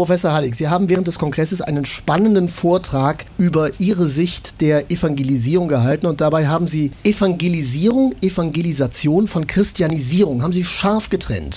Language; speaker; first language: German; native; German